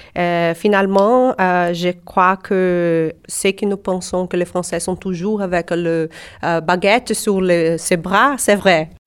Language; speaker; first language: French; non-native, fluent; Portuguese